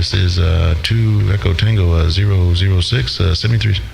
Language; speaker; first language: English; native; English